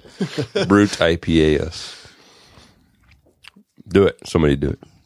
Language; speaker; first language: English; native; English